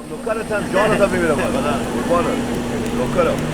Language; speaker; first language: Persian; native; Persian